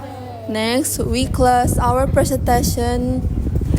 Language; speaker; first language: English; non-native, learner; Indonesian